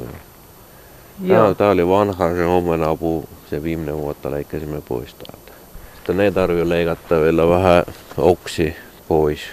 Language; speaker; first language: Finnish; non-native, learner; Estonian